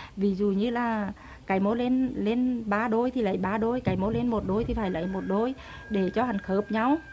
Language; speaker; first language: Vietnamese; non-native, local second language; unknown